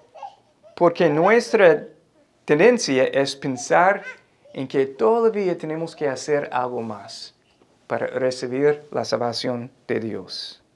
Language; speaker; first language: Spanish; non-native, fluent; English